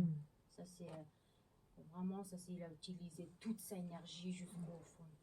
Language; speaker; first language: French; non-native, learner; Mongolian